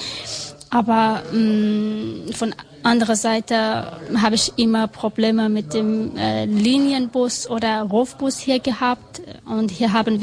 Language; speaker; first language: German; non-native, learner; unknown